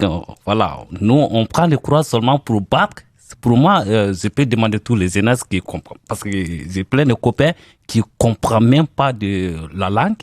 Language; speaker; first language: French; non-native, learner; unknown